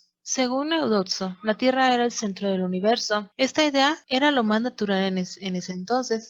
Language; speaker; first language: Spanish; native; Spanish